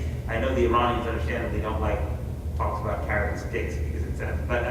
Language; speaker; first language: English; native; English